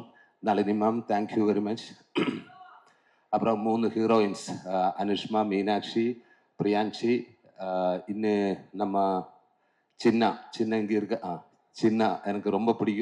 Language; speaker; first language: Tamil; non-native, fluent; Malayalam